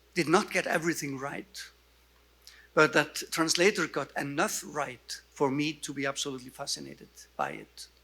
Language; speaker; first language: English; non-native, fluent; Icelandic